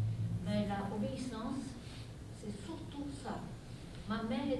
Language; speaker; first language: French; non-native, fluent; Portuguese